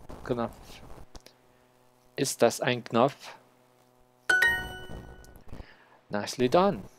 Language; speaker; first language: German; non-native, learner; Spanish